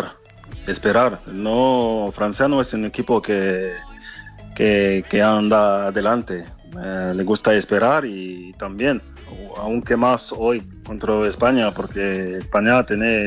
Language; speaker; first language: Spanish; non-native, fluent; French